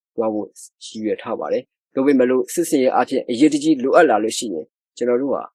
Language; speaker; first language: Burmese; native; Burmese